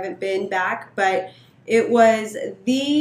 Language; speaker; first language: English; native; English